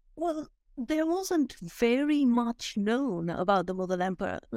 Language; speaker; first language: English; non-native, local second language; Bangla